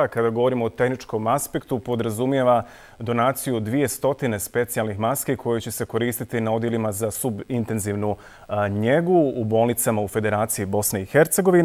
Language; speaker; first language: Serbian; native; Serbian